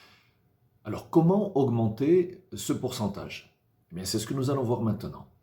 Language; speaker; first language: French; native; French